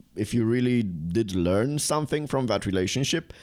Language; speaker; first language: English; non-native, fluent; Romanian